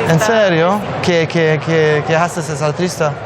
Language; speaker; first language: Spanish; non-native, learner; Polish